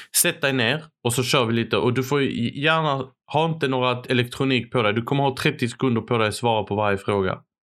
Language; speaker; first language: Swedish; early bilingual, other home language; Arabic